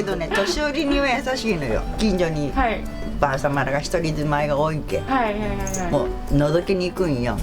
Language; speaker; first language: Japanese; native; Japanese